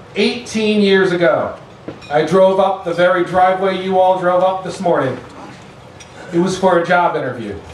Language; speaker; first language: English; native; English